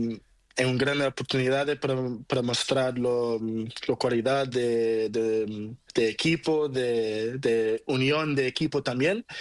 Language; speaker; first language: Spanish; non-native, learner; Portuguese